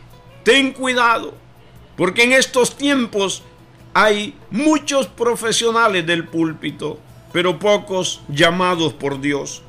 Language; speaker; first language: Spanish; native; Spanish